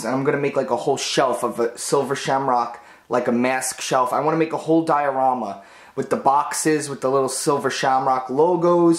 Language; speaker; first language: English; native; English